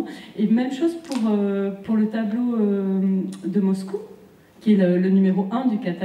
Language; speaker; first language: French; native; French